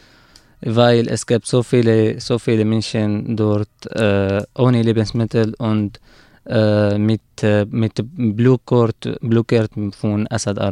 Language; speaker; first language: German; non-native, learner; Arabic